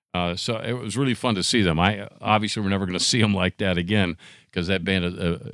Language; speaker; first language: English; non-native, fluent; Italian